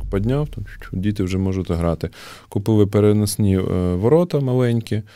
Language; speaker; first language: Ukrainian; native; Ukrainian